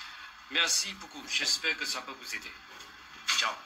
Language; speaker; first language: French; non-native, fluent; Chinese